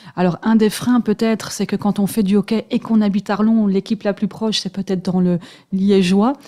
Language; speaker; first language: French; native; French